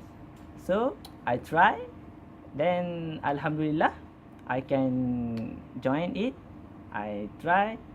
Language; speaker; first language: English; non-native, learner; Malay